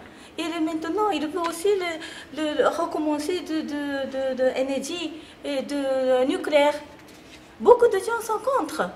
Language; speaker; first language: French; non-native, fluent; Japanese